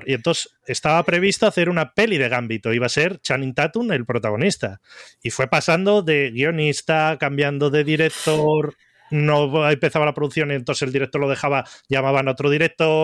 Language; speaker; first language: Spanish; native; Spanish